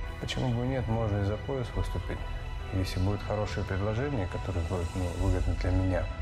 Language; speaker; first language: Russian; native; Russian